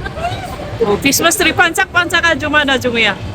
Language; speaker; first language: Korean; non-native, learner; Cebuano